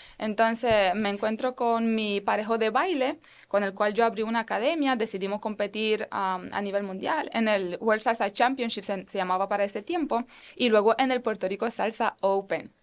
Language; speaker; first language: Spanish; non-native, fluent; Romanian